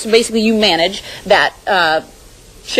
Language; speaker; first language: English; native; English